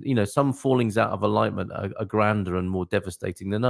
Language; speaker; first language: English; native; English